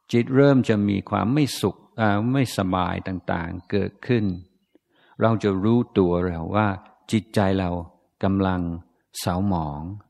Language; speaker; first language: Thai; non-native, fluent; English